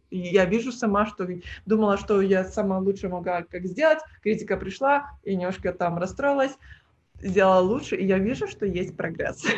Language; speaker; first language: Russian; early bilingual, heritage; Russian